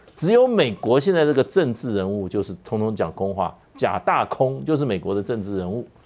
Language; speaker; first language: Chinese; native; Chinese